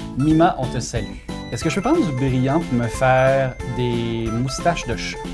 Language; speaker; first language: French; native; French